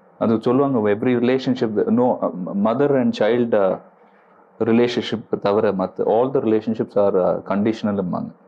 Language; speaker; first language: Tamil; non-native, local second language; English